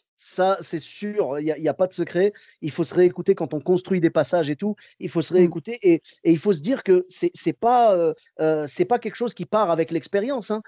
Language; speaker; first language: French; early bilingual, other home language; Arabic